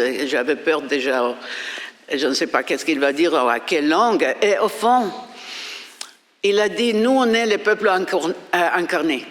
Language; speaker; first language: French; non-native, fluent; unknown